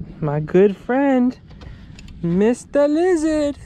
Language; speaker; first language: English; native; English